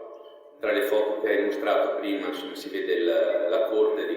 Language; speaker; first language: Italian; native; Italian